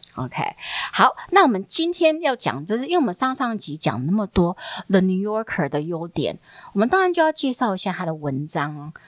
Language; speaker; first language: Chinese; native; Chinese